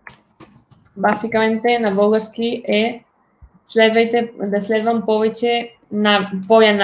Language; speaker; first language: Bulgarian; non-native, fluent; Spanish